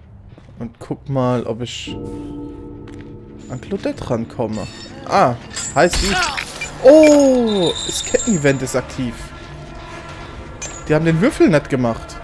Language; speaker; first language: German; native; German